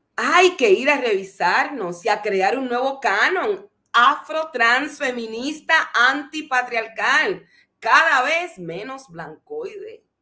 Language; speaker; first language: Spanish; native; Spanish